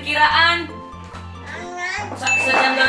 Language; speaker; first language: Indonesian; native; Indonesian